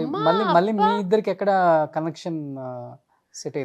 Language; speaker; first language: Telugu; native; Telugu